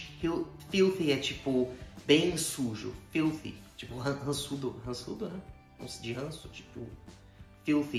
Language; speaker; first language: Portuguese; non-native, fluent; English